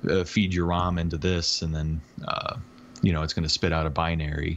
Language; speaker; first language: English; native; English